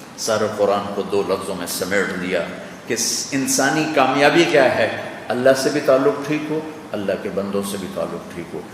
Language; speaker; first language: Urdu; non-native, local second language; Punjabi